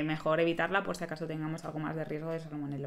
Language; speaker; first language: Spanish; native; Spanish